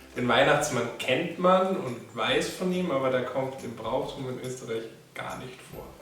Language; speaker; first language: German; native; German